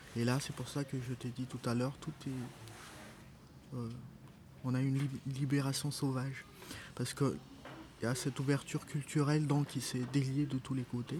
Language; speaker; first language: French; non-native, local second language; Malagasy